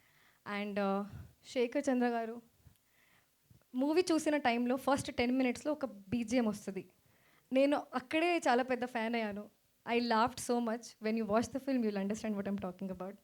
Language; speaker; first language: Telugu; non-native, local second language; Hindi